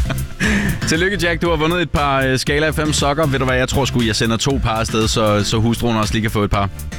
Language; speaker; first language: Danish; native; Danish